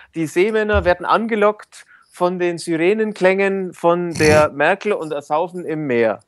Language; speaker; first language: German; native; German